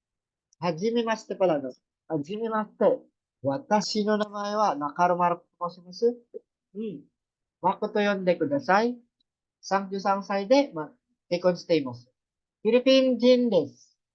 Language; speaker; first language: Japanese; non-native, fluent; Filipino